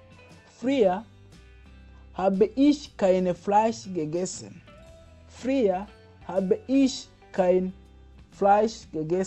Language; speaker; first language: German; non-native, fluent; Kinyarwanda